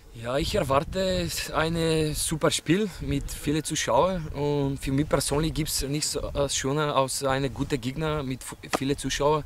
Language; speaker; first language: German; non-native, fluent; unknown